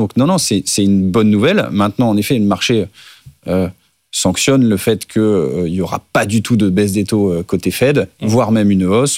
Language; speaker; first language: French; native; French